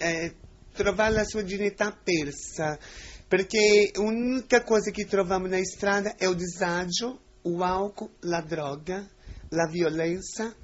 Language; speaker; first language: Italian; non-native, fluent; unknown